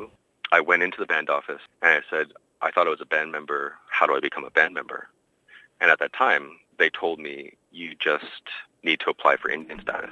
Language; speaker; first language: English; native; English